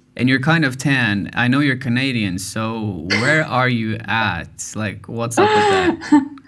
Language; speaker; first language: English; non-native, fluent; Norwegian